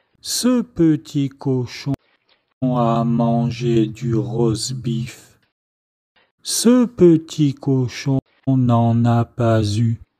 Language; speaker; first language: French; non-native, fluent; Chinese